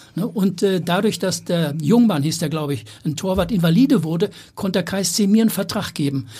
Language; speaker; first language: German; native; German